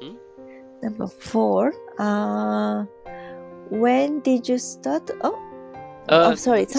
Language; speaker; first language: English; non-native, learner; Japanese